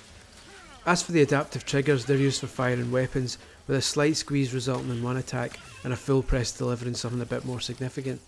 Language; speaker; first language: English; native; English